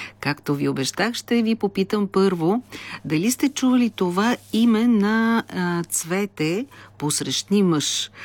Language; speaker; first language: Bulgarian; native; Bulgarian